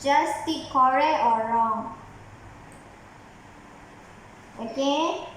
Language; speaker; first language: English; non-native, learner; Malay